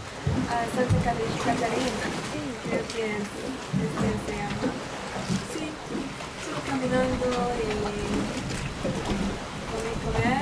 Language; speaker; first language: Spanish; non-native, learner; English